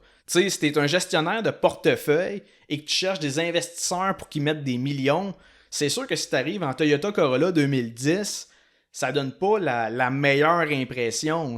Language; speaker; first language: French; native; French